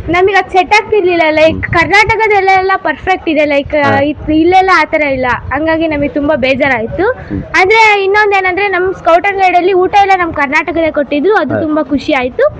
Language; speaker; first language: Kannada; native; Kannada